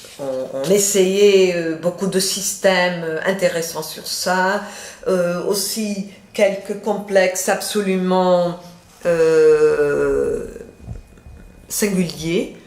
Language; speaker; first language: French; non-native, fluent; Portuguese